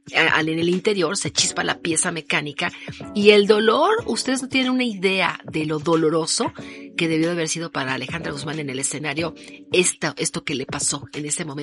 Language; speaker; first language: Spanish; native; Spanish